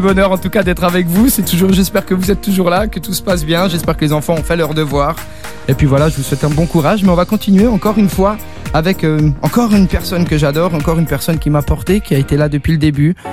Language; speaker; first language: French; native; French